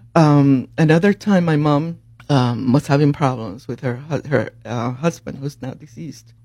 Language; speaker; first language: English; early bilingual, other home language; Spanish